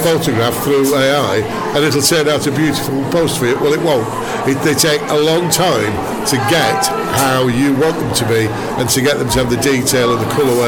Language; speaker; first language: English; native; English